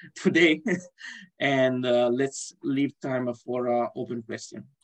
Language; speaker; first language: English; non-native, fluent; Italian